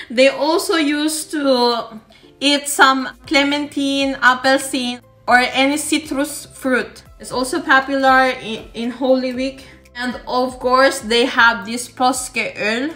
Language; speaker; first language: English; non-native, local second language; Filipino